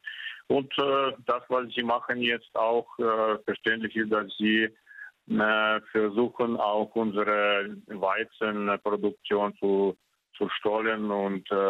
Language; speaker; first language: German; non-native, fluent; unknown